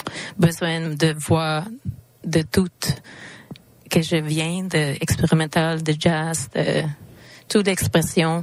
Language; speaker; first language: French; non-native, learner; Swedish